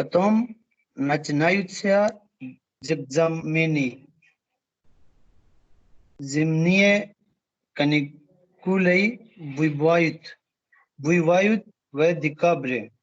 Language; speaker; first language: Russian; non-native, learner; Hindi